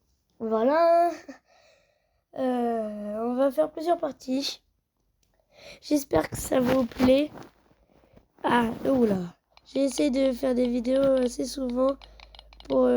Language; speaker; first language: French; native; French